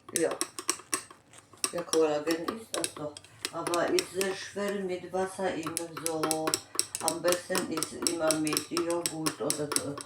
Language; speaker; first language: German; non-native, fluent; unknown